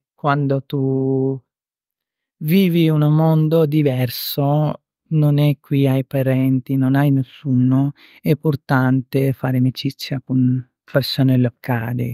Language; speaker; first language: Italian; non-native, learner; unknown